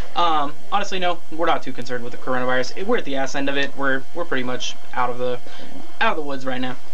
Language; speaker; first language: English; native; English